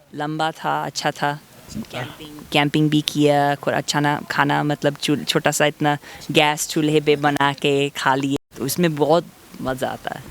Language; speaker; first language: Hindi; non-native, fluent; English